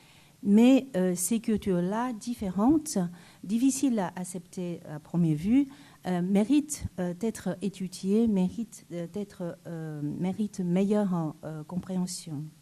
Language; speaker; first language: French; non-native, fluent; Chinese